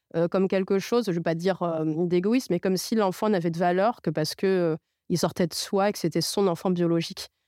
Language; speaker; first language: French; non-native, local second language; Arabic